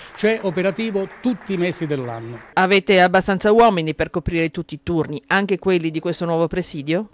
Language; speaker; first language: Italian; native; Italian